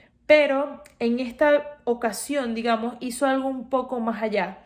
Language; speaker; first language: Spanish; native; Spanish